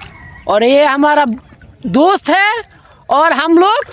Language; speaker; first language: Hindi; non-native, local second language; Bangla